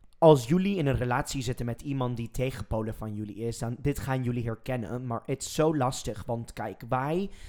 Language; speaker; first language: Dutch; non-native, fluent; English